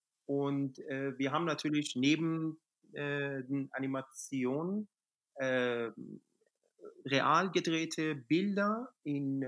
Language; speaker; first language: German; non-native, fluent; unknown